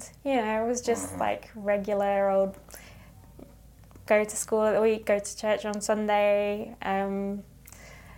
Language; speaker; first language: English; native; English